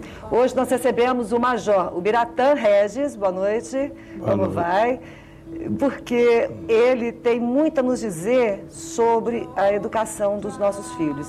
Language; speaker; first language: Portuguese; native; Portuguese